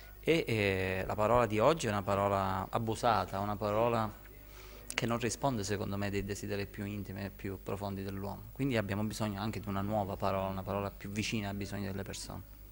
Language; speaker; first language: Italian; native; Italian